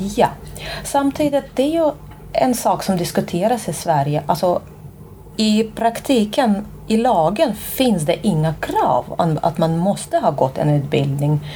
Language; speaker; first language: Swedish; non-native, fluent; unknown